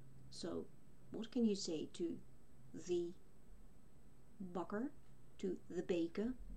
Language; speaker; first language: English; non-native, fluent; Dutch